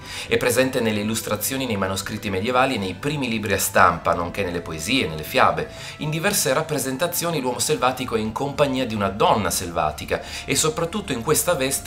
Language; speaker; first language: Italian; native; Italian